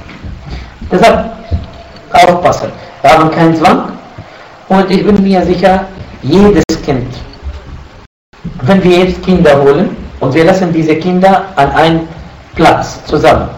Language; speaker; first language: German; non-native, fluent; Arabic